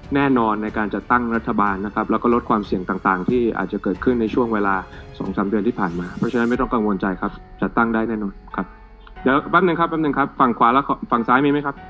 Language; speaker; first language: Thai; native; Thai